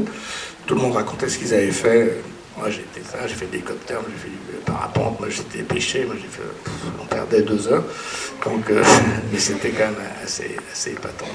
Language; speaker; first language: French; native; French